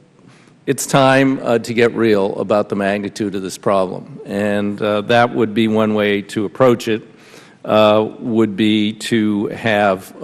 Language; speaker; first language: English; native; English